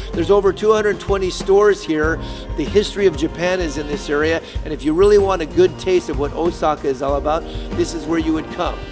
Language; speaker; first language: English; native; English